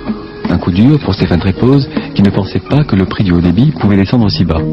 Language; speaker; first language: French; native; French